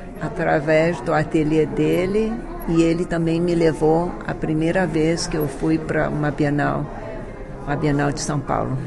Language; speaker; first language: Portuguese; early bilingual, other home language; Chinese